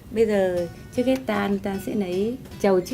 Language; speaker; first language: Vietnamese; native; Vietnamese